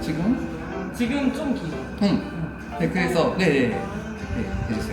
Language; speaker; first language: Korean; non-native, learner; Japanese